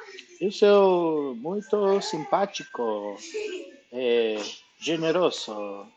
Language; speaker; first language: Portuguese; non-native, learner; English